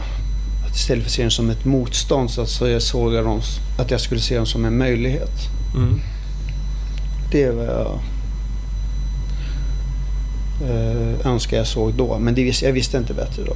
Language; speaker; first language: Swedish; early bilingual, other home language; Arabic